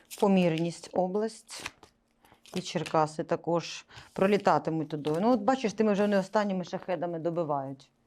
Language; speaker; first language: Ukrainian; non-native, local second language; Russian